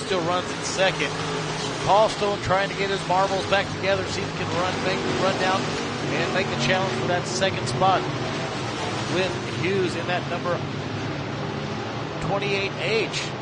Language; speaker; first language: English; native; English